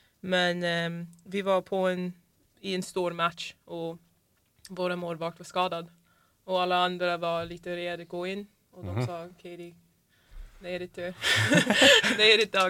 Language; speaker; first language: Swedish; non-native, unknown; English